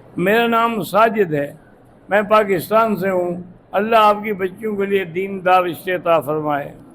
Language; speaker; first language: Urdu; native; Urdu